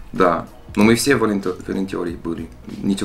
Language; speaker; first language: Russian; non-native, learner; Dutch